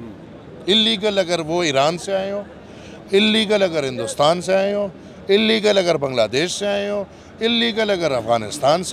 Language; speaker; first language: Hindi; non-native, local second language; Pashto